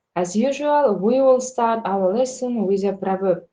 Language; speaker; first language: English; non-native, fluent; Kazakh